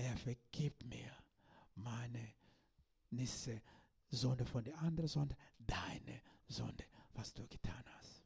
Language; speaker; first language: German; non-native, learner; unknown